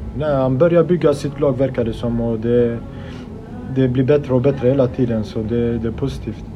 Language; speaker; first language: Swedish; early bilingual, other home language; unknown